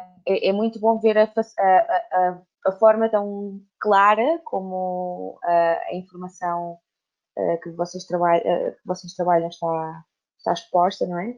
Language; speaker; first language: Portuguese; native; Portuguese